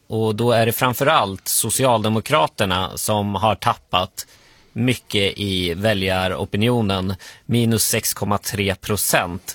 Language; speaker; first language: Swedish; native; Swedish